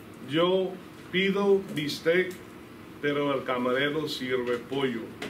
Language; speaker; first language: Spanish; non-native, fluent; English